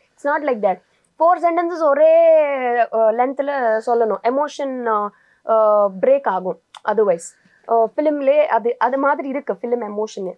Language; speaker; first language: Tamil; non-native, learner; Telugu